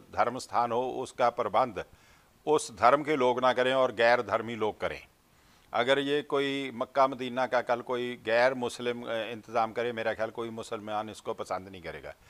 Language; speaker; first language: Hindi; non-native, local second language; Punjabi